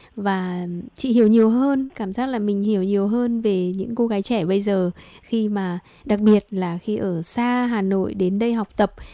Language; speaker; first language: Vietnamese; native; Vietnamese